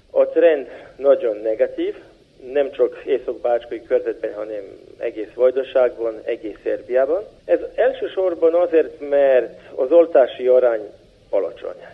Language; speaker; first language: Hungarian; non-native, local second language; Serbian